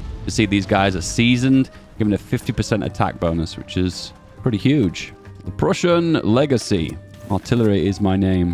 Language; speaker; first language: English; native; English